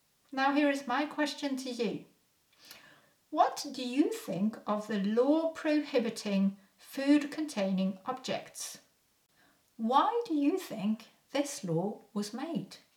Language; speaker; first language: English; non-native, fluent; French